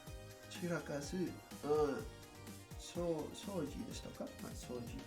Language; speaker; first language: Japanese; non-native, learner; English